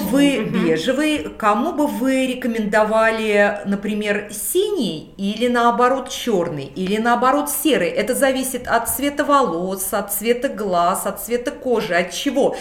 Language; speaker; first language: Russian; native; Russian